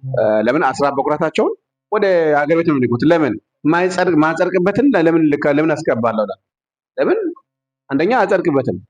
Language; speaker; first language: Amharic; non-native, local second language; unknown